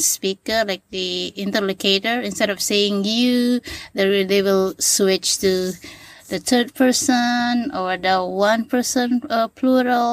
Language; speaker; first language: English; non-native, fluent; Sasak